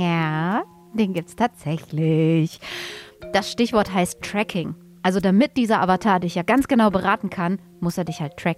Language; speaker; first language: German; native; German